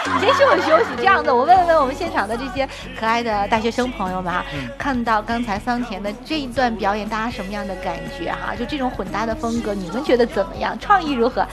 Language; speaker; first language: Chinese; native; Chinese